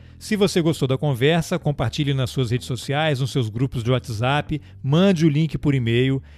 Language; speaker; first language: Portuguese; native; Portuguese